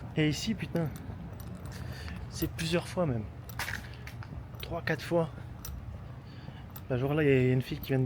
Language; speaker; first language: French; native; French